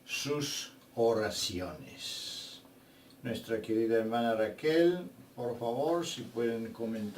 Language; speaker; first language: Spanish; non-native, fluent; Bulgarian